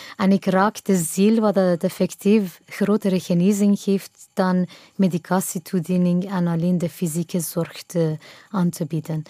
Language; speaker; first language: Dutch; non-native, fluent; Persian